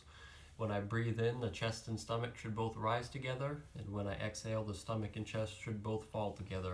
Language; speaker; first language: English; native; English